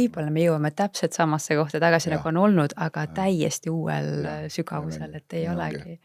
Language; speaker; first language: Estonian; native; Estonian